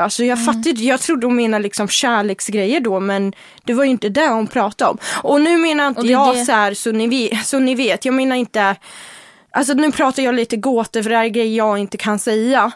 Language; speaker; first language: Swedish; native; Swedish